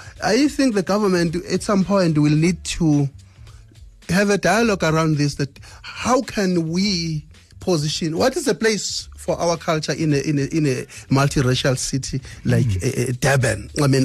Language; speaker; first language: English; non-native, local second language; Zulu